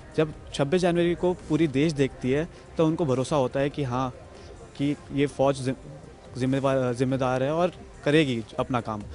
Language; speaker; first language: Hindi; non-native, local second language; Tamil